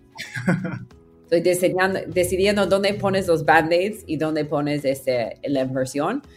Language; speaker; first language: Spanish; non-native, fluent; English